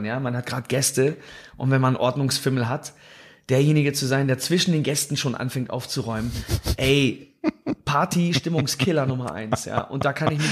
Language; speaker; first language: German; native; German